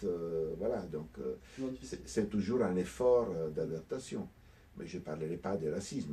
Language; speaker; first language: French; non-native, fluent; Italian